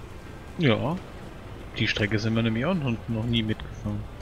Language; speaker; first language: German; native; German